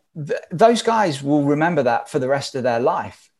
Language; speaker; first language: English; native; English